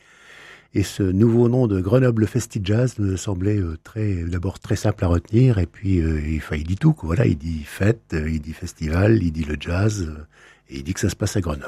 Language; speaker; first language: French; native; French